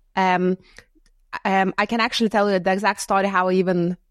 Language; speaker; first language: English; non-native, fluent; Lithuanian